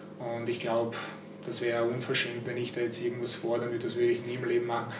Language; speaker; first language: German; early bilingual, other home language; Croatian